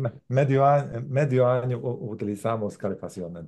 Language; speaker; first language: Spanish; non-native, learner; Polish